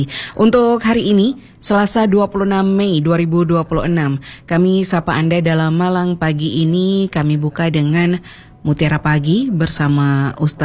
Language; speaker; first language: Indonesian; native; Indonesian